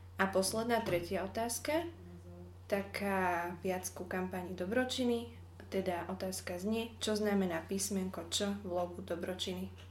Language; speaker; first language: Slovak; native; Slovak